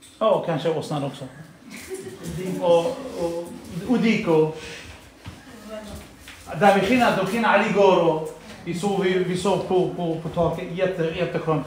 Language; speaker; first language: Swedish; early bilingual, other home language; Assyrian Neo-Aramaic